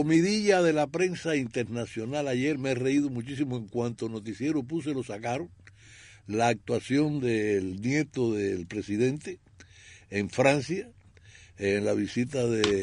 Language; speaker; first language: Spanish; native; Spanish